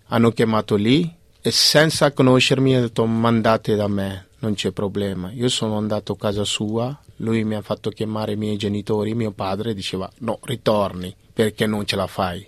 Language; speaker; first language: Italian; non-native, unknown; Punjabi